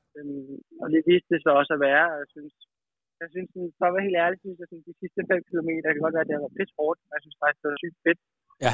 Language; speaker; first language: Danish; native; Danish